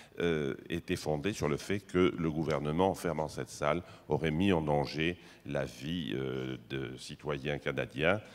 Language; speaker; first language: French; native; French